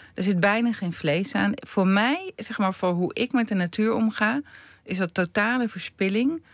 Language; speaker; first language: Dutch; native; Dutch